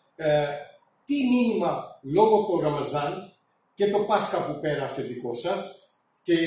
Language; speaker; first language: Greek; non-native, fluent; Urdu